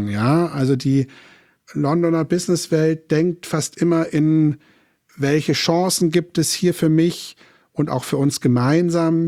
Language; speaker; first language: German; native; German